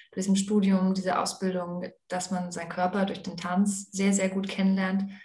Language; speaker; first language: German; native; German